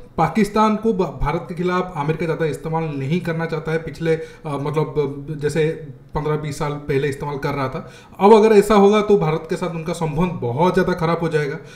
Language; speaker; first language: Hindi; native; Hindi